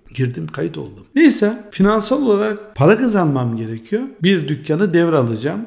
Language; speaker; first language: Turkish; early bilingual, heritage; Turkish